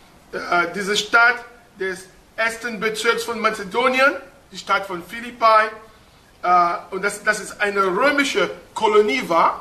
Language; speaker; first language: German; non-native, fluent; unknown